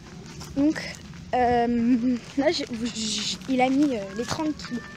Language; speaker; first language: French; native; French